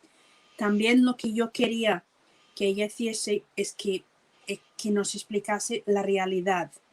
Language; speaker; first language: Spanish; non-native, fluent; English